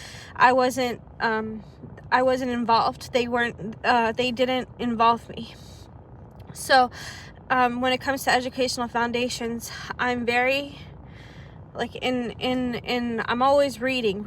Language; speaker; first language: English; early bilingual, other home language; Arabic